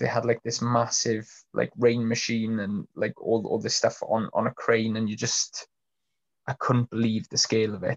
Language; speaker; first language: English; native; English